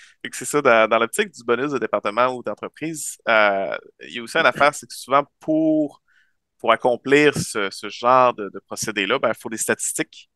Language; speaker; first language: French; native; French